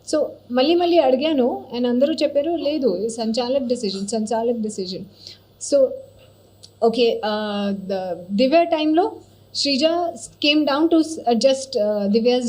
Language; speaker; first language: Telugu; non-native, learner; Hindi